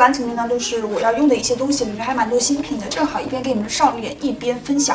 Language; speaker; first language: Chinese; native; Chinese